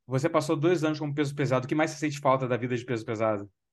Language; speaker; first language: Portuguese; native; Portuguese